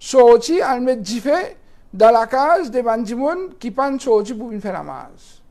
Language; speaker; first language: French; non-native, local second language; Morisyen